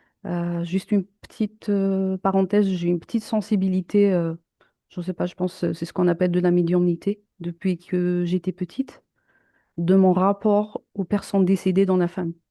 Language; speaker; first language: French; native; French